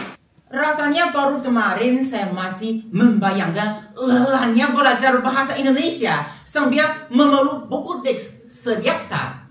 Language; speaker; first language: Indonesian; non-native, fluent; Chinese